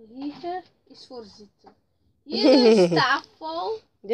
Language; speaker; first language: Dutch; early bilingual, other home language; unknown